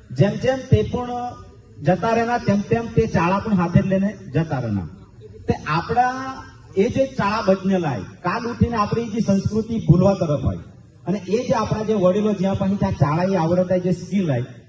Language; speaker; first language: Gujarati; non-native, local second language; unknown